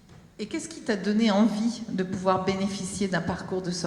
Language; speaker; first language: French; native; French